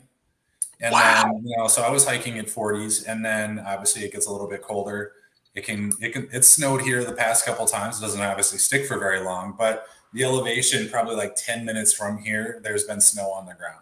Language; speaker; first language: English; native; English